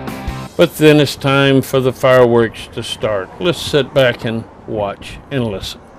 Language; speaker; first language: English; native; English